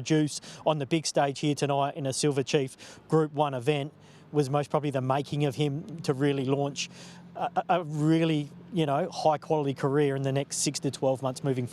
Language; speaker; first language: English; native; English